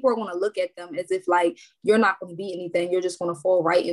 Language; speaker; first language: English; native; English